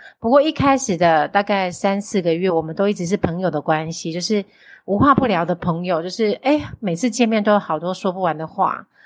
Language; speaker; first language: Chinese; native; Chinese